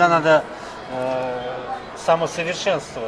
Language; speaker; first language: Russian; native; Russian